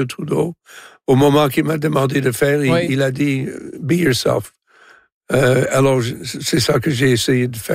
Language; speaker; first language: French; non-native, local second language; English